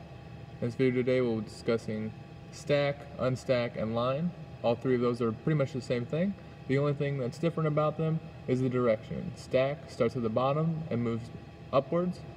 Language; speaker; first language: English; native; English